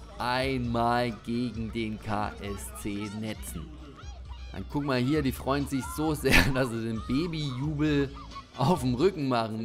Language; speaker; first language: German; native; German